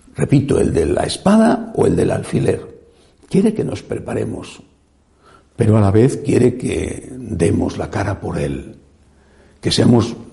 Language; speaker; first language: Spanish; native; Spanish